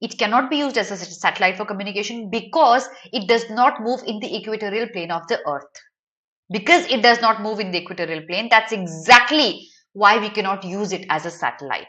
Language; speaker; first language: English; non-native, local second language; Hindi